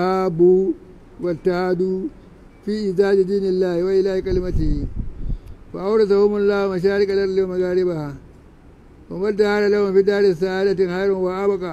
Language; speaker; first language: Arabic; non-native, fluent; Hausa